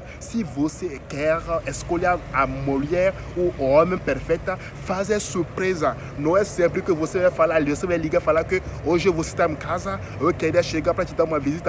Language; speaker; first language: Portuguese; non-native, fluent; French